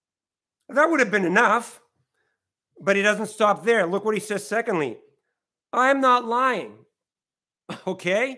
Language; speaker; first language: English; native; English